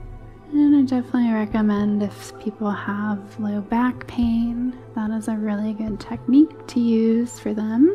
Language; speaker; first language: English; native; English